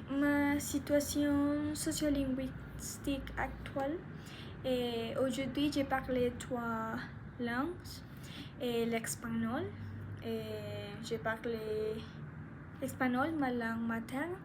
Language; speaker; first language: French; non-native, learner; Spanish